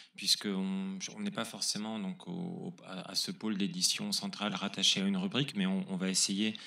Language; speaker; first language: French; native; French